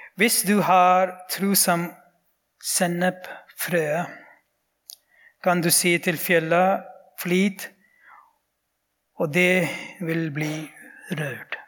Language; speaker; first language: Norwegian; non-native, fluent; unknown